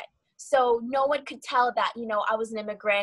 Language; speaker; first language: English; early bilingual, other home language; Kabuverdianu